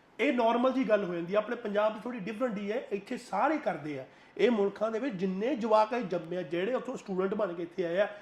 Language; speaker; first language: Punjabi; native; Punjabi